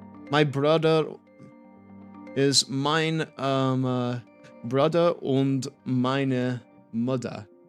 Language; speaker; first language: German; non-native, learner; English